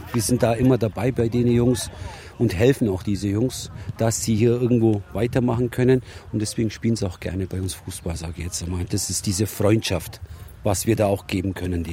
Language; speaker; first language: German; early bilingual, other home language; Turkish